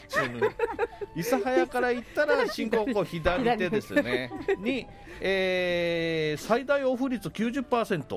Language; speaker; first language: Japanese; native; Japanese